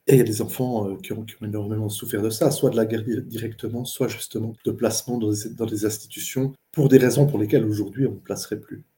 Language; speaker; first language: French; native; French